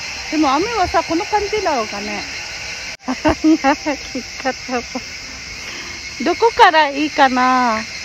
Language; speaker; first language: Japanese; non-native, learner; Filipino